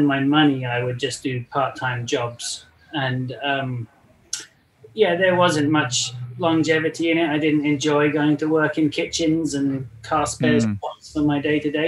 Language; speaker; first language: English; native; English